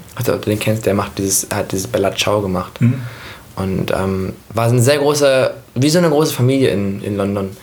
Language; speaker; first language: German; native; German